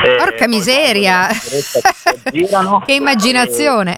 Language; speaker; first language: Italian; native; Italian